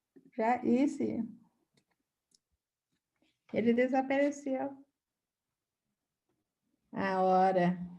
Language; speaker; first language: Portuguese; non-native, fluent; Spanish